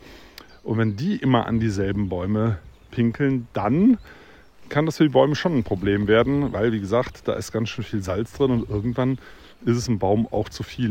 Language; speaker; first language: German; native; German